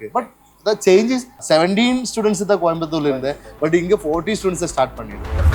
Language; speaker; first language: Tamil; non-native, learner; Malayalam